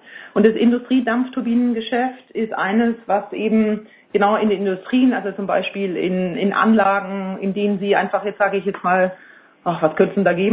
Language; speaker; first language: German; native; German